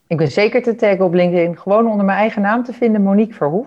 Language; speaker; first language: Dutch; native; Dutch